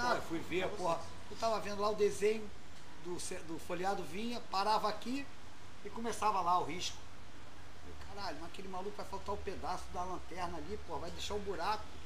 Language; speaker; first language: Portuguese; native; Portuguese